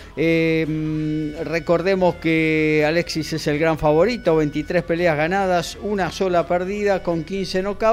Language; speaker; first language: Spanish; native; Spanish